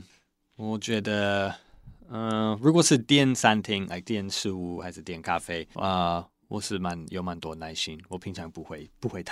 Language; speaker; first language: Chinese; non-native, fluent; English